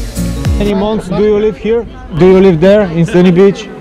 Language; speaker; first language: English; non-native, learner; Bulgarian